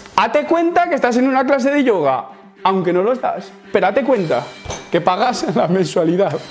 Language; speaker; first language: Spanish; native; Spanish